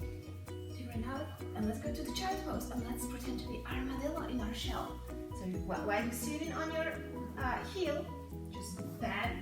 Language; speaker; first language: English; non-native, fluent; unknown